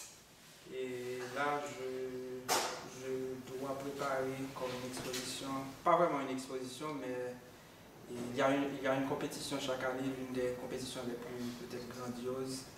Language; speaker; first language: French; non-native, local second language; Haitian Creole